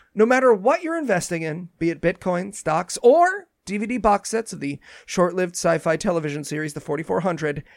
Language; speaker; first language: English; native; English